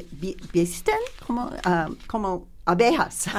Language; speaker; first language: Spanish; non-native, learner; English